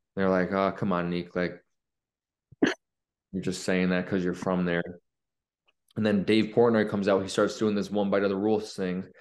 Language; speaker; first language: English; native; English